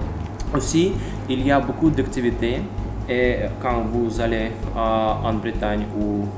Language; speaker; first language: French; non-native, learner; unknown